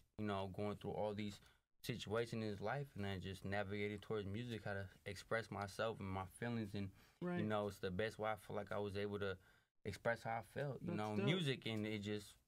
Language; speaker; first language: English; native; English